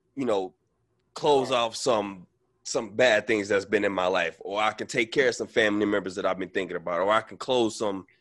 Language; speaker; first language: English; native; English